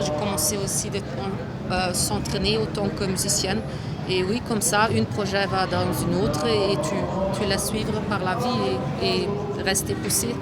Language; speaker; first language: French; non-native, fluent; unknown